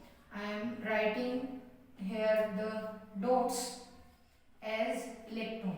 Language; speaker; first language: English; non-native, local second language; Hindi